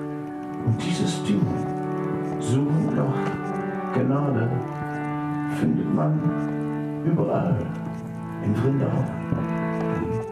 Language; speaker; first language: German; non-native, fluent; Dutch